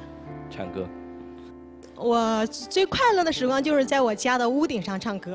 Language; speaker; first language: Chinese; native; Chinese